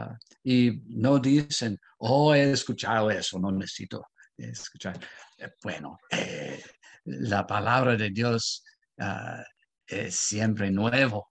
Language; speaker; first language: Spanish; non-native, fluent; English